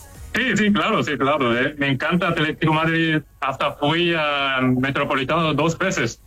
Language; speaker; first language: Spanish; non-native, fluent; Korean